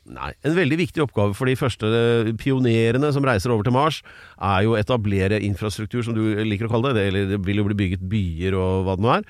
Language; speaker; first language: Norwegian; native; Norwegian